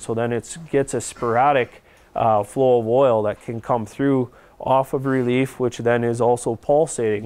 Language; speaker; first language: English; native; English